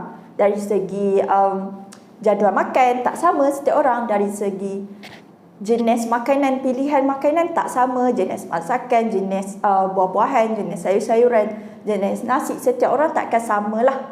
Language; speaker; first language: Malay; native; Malay